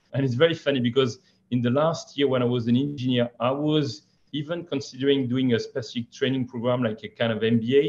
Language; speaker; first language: English; non-native, fluent; French